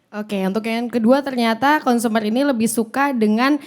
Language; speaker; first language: Indonesian; native; Indonesian